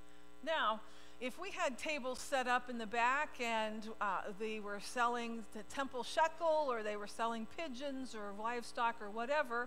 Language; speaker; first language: English; native; English